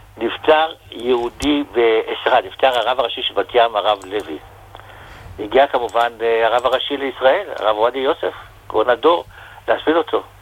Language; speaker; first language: Hebrew; non-native, fluent; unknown